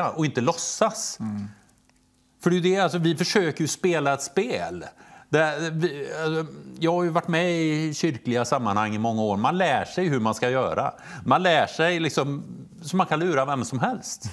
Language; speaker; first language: Swedish; native; Swedish